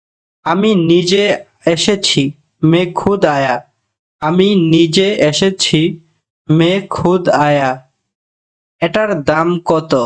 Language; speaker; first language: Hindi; non-native, fluent; Bangla